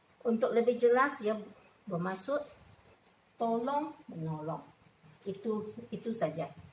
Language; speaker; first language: Malay; non-native, local second language; Chinese